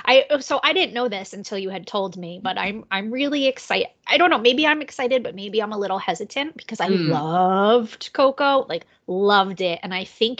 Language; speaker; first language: English; native; English